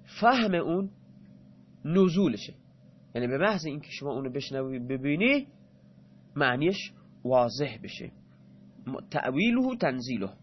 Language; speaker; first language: Persian; non-native, local second language; Baluchi